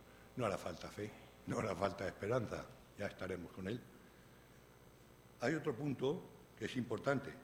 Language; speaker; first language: Spanish; native; Spanish